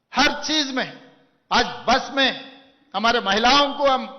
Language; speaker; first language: Hindi; non-native, local second language; Telugu